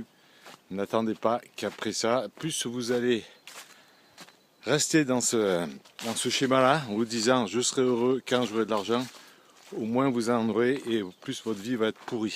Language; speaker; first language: French; native; French